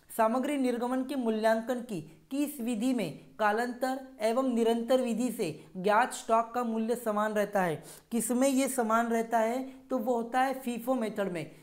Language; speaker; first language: Hindi; non-native, local second language; Marathi